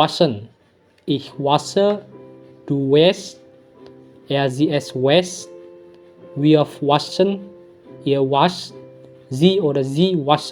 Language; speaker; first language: German; non-native, fluent; Indonesian